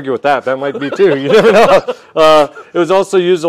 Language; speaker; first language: English; native; English